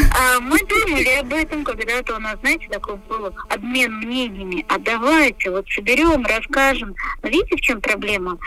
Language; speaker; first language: Russian; native; Russian